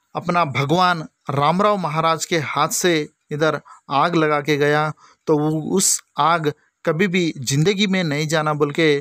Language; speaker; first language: Hindi; non-native, local second language; Lambadi